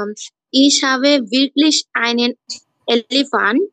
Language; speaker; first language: German; non-native, learner; Bangla